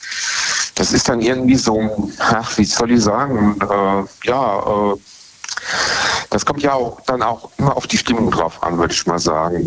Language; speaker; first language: German; native; German